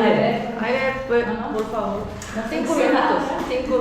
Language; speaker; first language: Spanish; non-native, learner; Korean